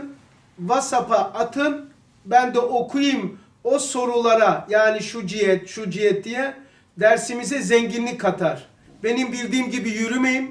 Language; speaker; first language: Turkish; native; Turkish